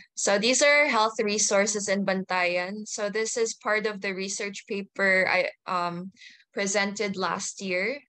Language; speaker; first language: English; native; English